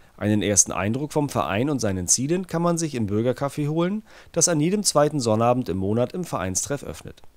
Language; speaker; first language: German; native; German